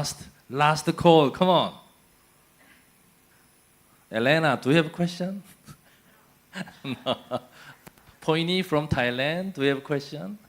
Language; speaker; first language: English; non-native, fluent; Korean